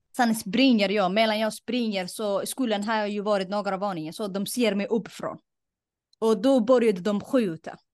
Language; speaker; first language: Swedish; non-native, fluent; Somali